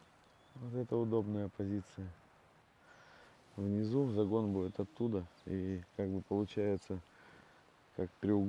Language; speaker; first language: Russian; native; Russian